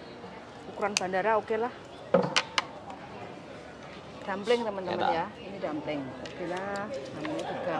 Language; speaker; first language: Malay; non-native, local second language; Javanese